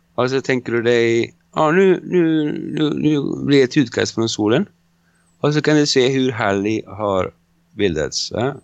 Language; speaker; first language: Swedish; non-native, fluent; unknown